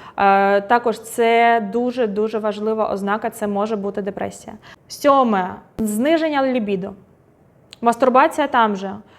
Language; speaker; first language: Ukrainian; non-native, local second language; Russian